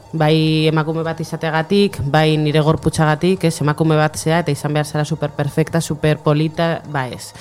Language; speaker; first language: Basque; non-native, local second language; Spanish